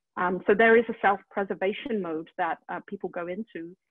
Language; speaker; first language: English; native; English